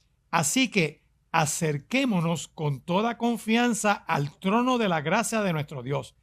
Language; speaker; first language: Spanish; native; Spanish